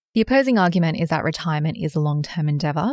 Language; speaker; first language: English; native; English